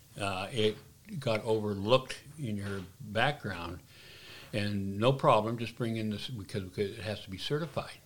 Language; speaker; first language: English; native; English